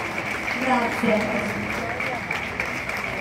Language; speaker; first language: Italian; native; Italian